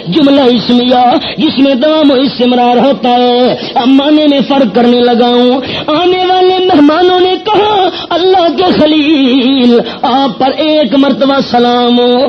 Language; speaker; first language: Urdu; non-native, local second language; Pashto